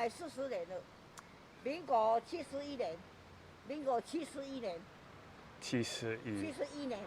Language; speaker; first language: Chinese; non-native, local second language; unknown